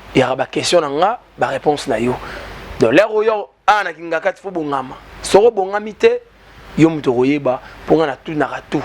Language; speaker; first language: Lingala; native; Lingala